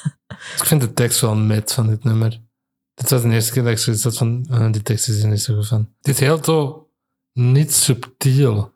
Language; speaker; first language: Dutch; native; Dutch